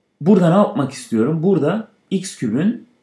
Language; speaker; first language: Turkish; native; Turkish